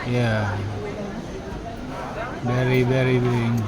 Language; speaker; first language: English; non-native, learner; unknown